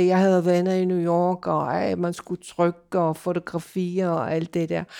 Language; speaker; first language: Danish; non-native, fluent; English